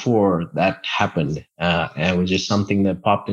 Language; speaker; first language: English; non-native, local second language; Gujarati